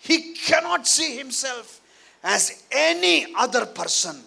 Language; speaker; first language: English; non-native, local second language; Telugu